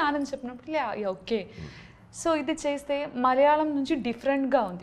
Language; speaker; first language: Telugu; non-native, learner; Malayalam